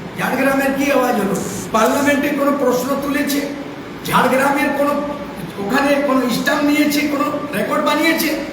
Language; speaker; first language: Bangla; non-native, local second language; Santali